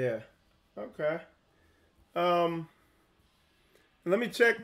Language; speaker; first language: English; native; English